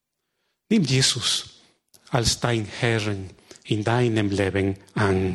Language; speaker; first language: German; non-native, fluent; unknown